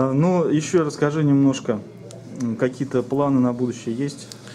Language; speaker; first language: Russian; native; Russian